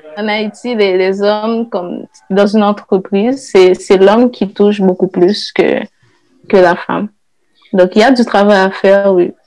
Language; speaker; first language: French; non-native, local second language; Haitian Creole